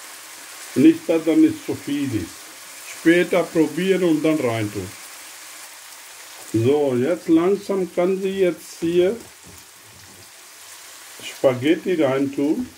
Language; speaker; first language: German; non-native, learner; Urdu